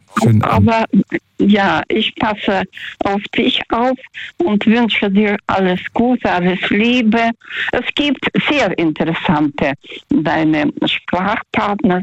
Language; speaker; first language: German; non-native, fluent; Russian